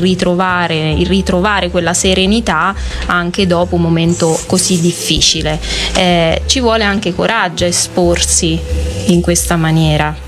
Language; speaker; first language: Italian; native; Italian